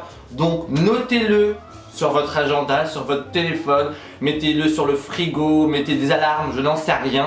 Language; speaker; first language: French; native; French